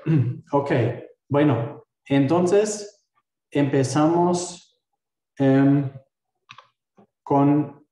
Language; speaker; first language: Spanish; non-native, fluent; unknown